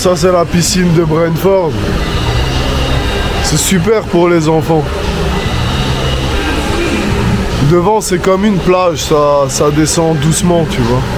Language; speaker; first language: French; native; French